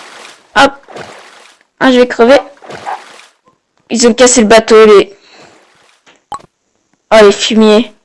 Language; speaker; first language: French; native; French